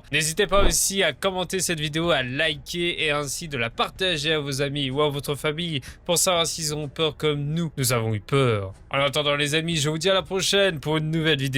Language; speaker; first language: French; native; French